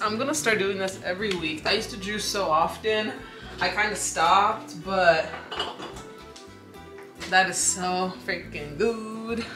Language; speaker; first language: English; early bilingual, other home language; Spanish